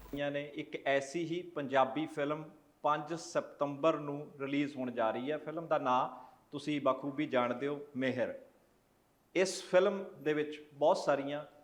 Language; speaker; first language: Punjabi; native; Punjabi